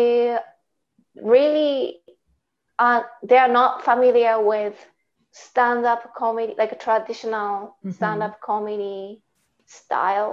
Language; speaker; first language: English; non-native, fluent; Japanese